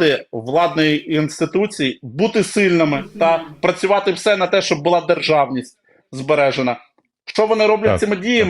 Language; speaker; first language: Ukrainian; native; Ukrainian